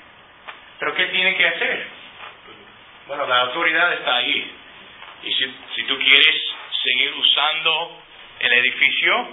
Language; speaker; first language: Spanish; non-native, fluent; English